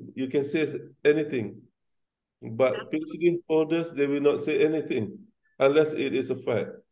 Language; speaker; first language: English; non-native, local second language; Malay